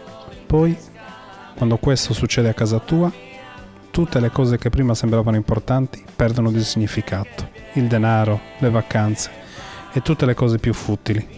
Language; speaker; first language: Italian; native; Italian